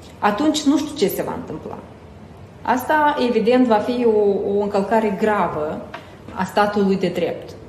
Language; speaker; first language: Romanian; native; Romanian